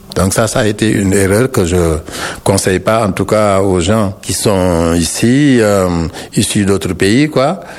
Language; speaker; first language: French; non-native, local second language; Wolof